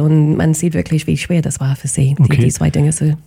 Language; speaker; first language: German; non-native, fluent; English